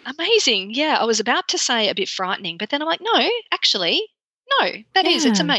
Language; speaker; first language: English; native; English